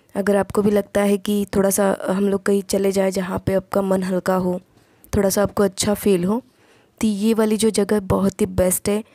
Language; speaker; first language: Hindi; non-native, local second language; Marathi